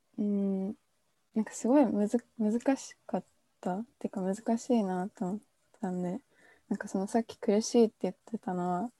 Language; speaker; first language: Japanese; native; Japanese